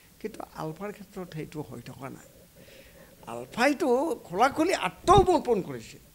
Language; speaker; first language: Assamese; native; Assamese